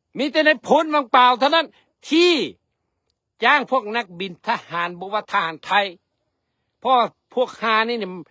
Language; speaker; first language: Lao; non-native, local second language; Hmong